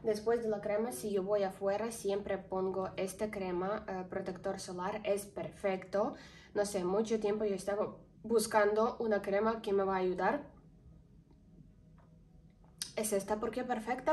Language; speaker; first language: Spanish; non-native, learner; Ukrainian